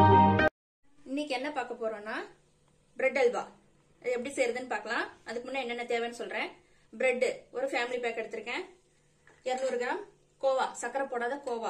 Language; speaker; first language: Tamil; native; Tamil